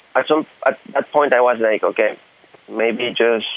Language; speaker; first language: English; non-native, fluent; Spanish